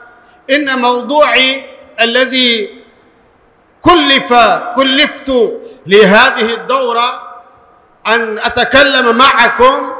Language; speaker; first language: Arabic; non-native, fluent; Urdu